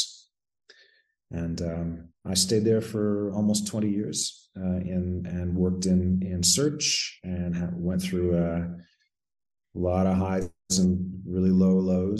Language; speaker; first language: English; native; English